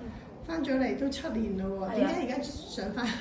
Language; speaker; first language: Cantonese; native; Cantonese